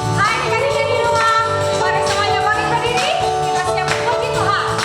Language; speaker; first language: Indonesian; native; Indonesian